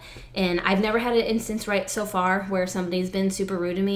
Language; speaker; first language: English; native; English